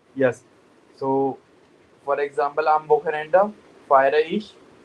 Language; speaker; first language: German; non-native, fluent; Hindi